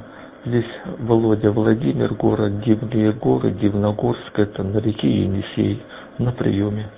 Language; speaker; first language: Russian; native; Russian